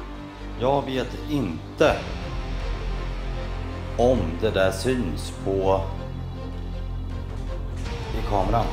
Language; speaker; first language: Swedish; native; Swedish